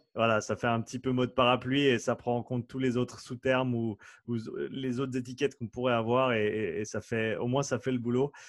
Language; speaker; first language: French; native; French